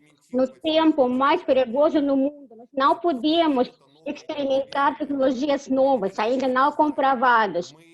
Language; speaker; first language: Portuguese; non-native, fluent; Russian